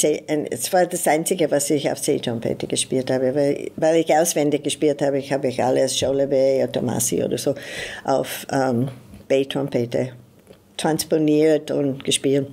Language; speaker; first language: German; non-native, fluent; English